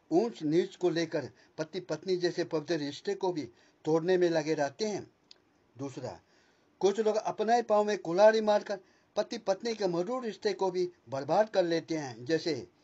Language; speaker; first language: Hindi; non-native, local second language; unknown